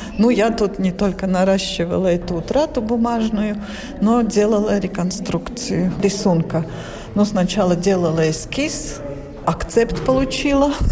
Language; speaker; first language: Russian; non-native, local second language; Latvian